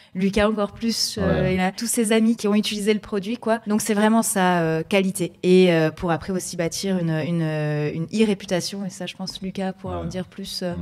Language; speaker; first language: French; native; French